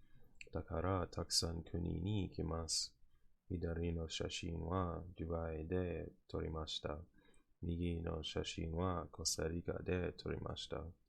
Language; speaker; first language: Japanese; non-native, learner; English